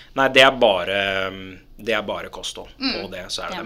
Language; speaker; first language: Norwegian; early bilingual, other home language; Arabic